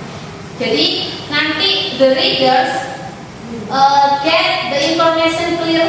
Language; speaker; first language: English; non-native, learner; Indonesian